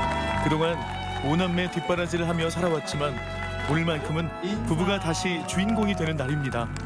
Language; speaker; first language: Korean; native; Korean